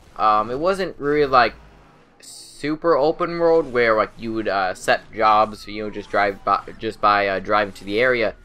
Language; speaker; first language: English; native; English